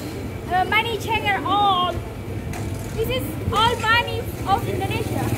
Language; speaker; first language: English; non-native, learner; Indonesian